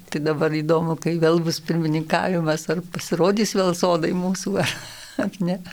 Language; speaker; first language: Lithuanian; native; Lithuanian